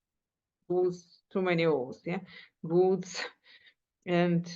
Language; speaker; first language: English; non-native, fluent; Ukrainian